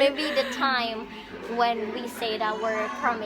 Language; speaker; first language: English; non-native, fluent; Indonesian